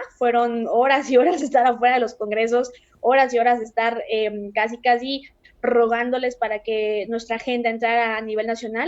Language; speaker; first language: Spanish; native; Spanish